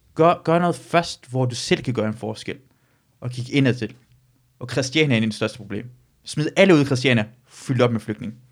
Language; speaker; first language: Danish; early bilingual, other home language; Persian